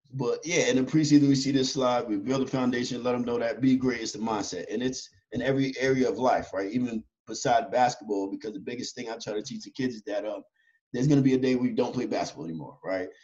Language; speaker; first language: English; native; English